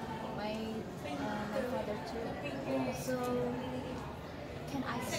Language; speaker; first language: English; non-native, learner; Indonesian